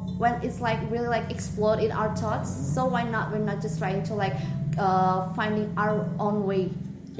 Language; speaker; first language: English; non-native, learner; Indonesian